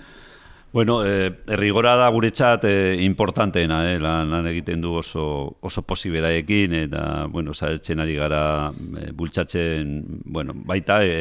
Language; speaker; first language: Basque; non-native, local second language; Spanish